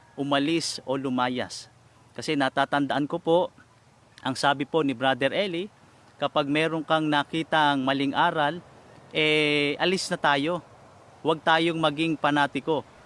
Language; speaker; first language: Filipino; non-native, local second language; Iloko